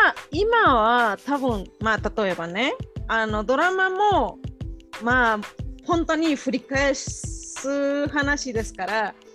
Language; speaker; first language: Japanese; non-native, fluent; Spanish